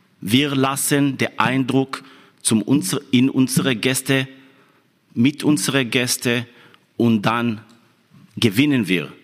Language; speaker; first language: German; non-native, fluent; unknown